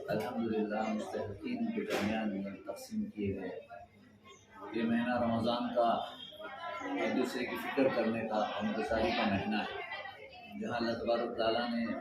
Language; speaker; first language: Urdu; native; Urdu